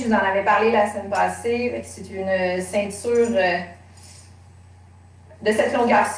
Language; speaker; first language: French; native; French